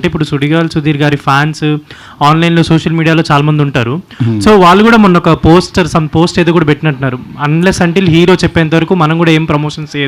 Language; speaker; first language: Telugu; native; Telugu